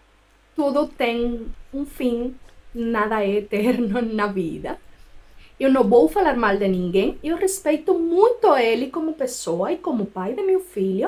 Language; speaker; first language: Portuguese; non-native, fluent; Spanish